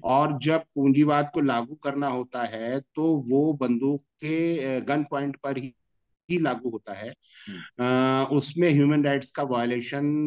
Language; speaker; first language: Hindi; native; Hindi